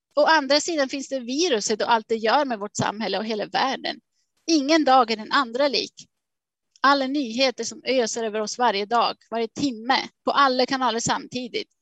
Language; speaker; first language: Swedish; non-native, fluent; Swiss German